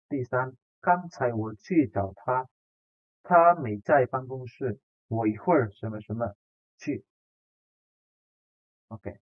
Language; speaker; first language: Chinese; non-native, fluent; Indonesian